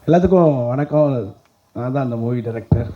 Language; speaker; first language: Tamil; native; Tamil